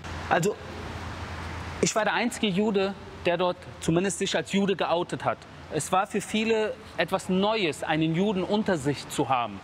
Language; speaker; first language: German; early bilingual, other home language; Persian